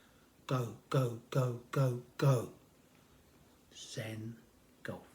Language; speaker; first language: English; native; English